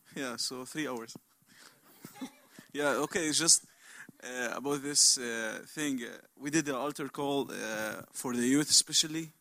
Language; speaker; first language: English; non-native, learner; Arabic